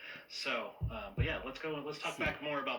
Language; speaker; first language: English; native; English